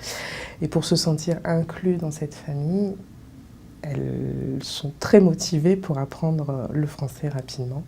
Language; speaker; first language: French; native; French